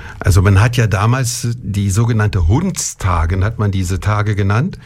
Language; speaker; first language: German; non-native, local second language; French